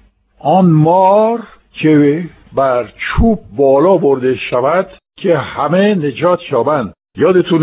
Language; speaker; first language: Persian; non-native, fluent; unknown